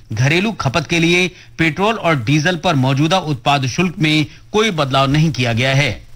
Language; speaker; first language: Hindi; native; Hindi